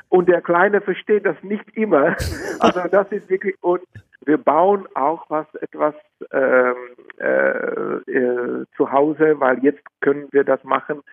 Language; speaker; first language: German; non-native, fluent; Czech